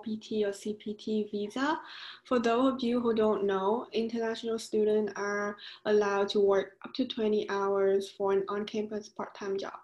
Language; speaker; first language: English; non-native, fluent; Vietnamese